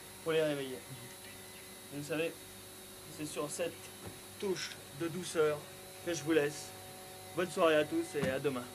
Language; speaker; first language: French; native; French